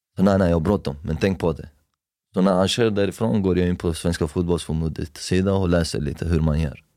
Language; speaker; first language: Swedish; non-native, fluent; Persian